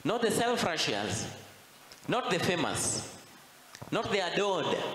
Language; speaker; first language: English; non-native, local second language; Swahili